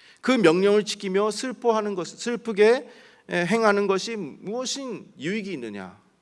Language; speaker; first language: Korean; early bilingual, heritage; Korean